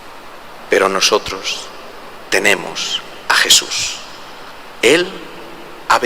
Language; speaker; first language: Spanish; native; Spanish